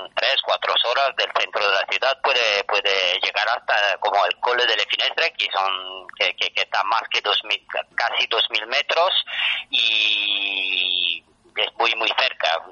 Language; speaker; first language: Spanish; non-native, fluent; Italian